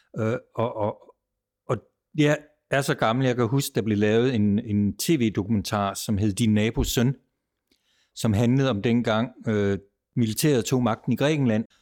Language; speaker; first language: Danish; native; Danish